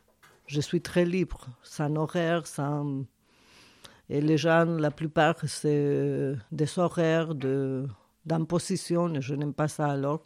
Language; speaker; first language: French; non-native, fluent; Spanish